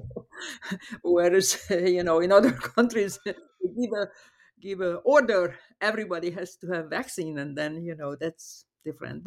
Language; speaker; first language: English; non-native, fluent; Hungarian